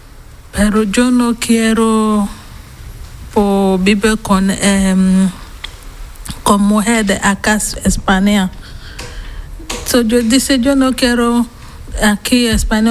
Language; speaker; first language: Spanish; non-native, learner; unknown